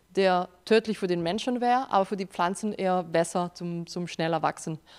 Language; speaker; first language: German; non-native, fluent; Spanish